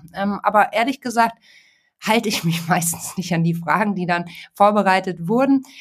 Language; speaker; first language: German; native; German